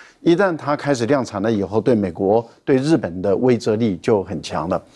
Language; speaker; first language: Chinese; native; Chinese